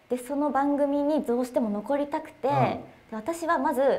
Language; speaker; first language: Japanese; native; Japanese